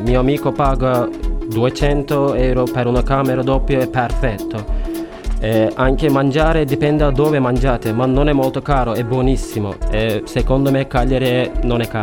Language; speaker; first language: Italian; non-native, learner; Turkish